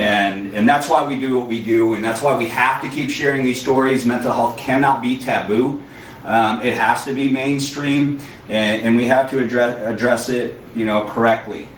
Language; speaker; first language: English; native; English